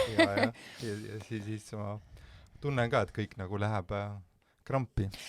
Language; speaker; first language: Estonian; native; Estonian